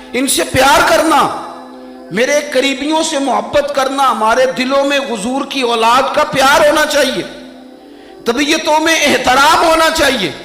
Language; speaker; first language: Urdu; non-native, local second language; Punjabi